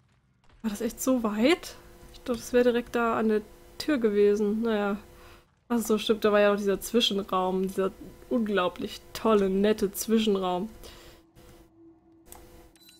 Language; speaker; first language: German; native; German